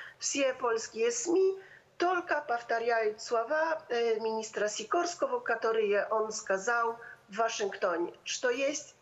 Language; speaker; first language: Russian; non-native, fluent; Polish